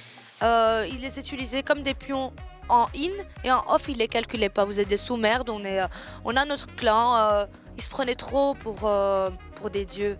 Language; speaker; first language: French; native; French